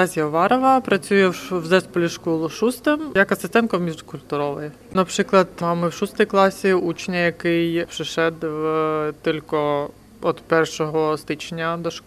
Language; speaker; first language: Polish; non-native, learner; Ukrainian